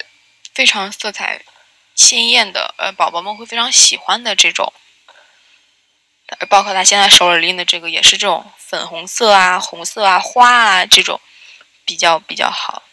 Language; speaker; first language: Chinese; native; Chinese